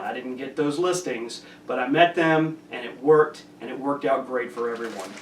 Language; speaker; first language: English; native; English